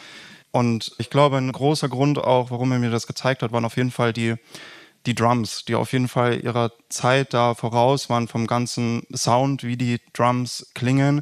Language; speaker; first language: German; native; German